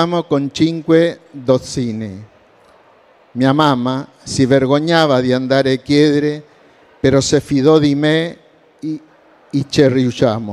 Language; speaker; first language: Italian; non-native, learner; Spanish